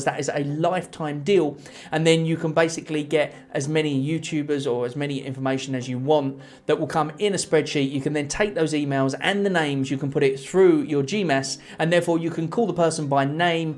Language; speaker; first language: English; native; English